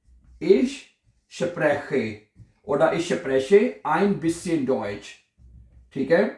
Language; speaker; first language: German; non-native, learner; Urdu